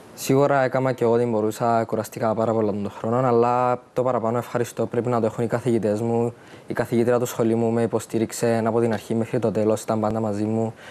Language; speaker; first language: Greek; early bilingual, other home language; Arabic